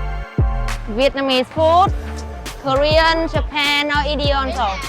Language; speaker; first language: English; non-native, learner; Vietnamese